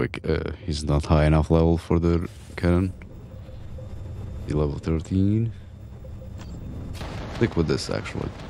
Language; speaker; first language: English; native; English